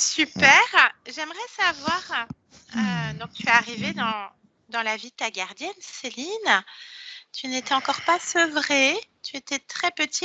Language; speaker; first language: French; native; French